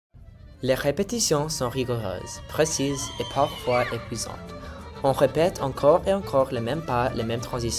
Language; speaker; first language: French; native; French